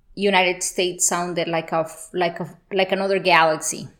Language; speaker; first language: English; early bilingual, other home language; Spanish